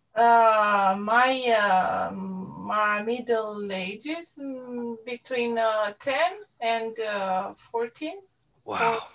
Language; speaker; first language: English; non-native, fluent; Romanian